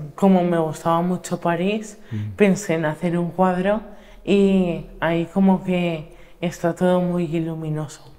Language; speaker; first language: Spanish; native; Spanish